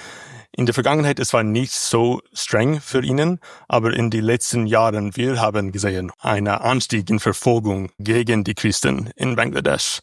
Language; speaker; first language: German; non-native, learner; English